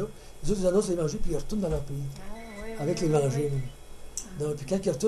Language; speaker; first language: French; native; French